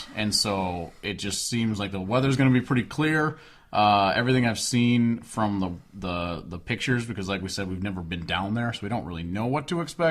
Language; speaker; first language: English; native; English